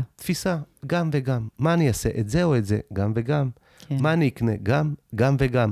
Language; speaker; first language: Hebrew; early bilingual, other home language; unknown